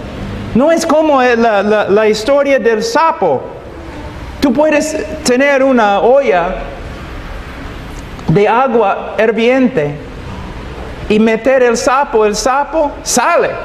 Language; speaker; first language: Spanish; non-native, fluent; English